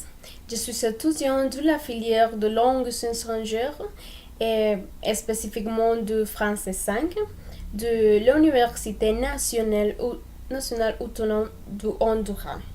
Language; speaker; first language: French; non-native, learner; Spanish